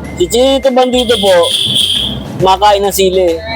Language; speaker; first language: Filipino; native; Filipino